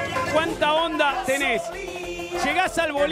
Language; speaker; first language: Spanish; native; Spanish